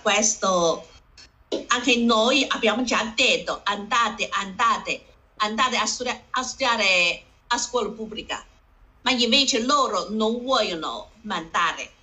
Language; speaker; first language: Italian; non-native, learner; Chinese